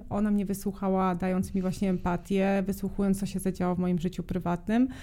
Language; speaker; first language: Polish; non-native, fluent; Serbian